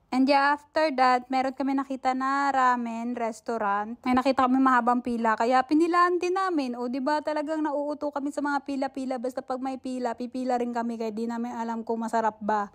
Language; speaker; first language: Filipino; native; Filipino